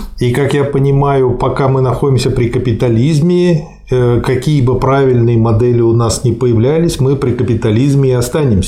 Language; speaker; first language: Russian; native; Russian